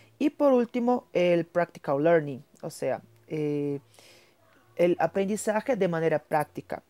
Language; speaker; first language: Spanish; non-native, fluent; Portuguese